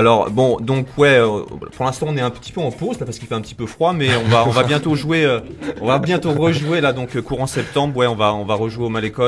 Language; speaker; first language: French; native; French